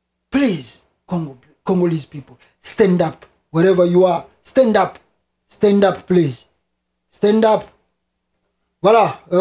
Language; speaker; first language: English; non-native, fluent; Lingala